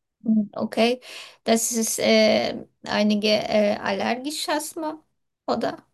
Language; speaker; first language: German; non-native, learner; Turkish